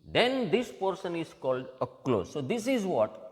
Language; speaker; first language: English; non-native, local second language; Gujarati